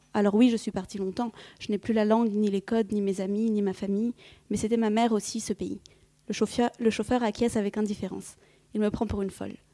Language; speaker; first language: French; early bilingual, other home language; Vietnamese